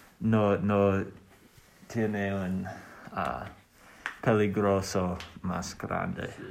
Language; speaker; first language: Spanish; non-native, learner; English